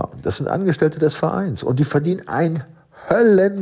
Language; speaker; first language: German; native; German